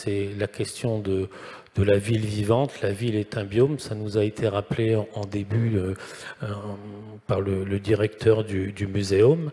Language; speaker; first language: French; native; French